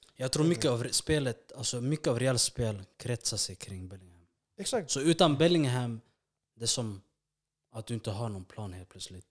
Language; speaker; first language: Swedish; early bilingual, other home language; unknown